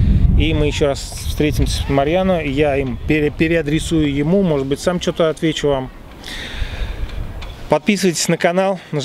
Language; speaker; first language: Russian; native; Russian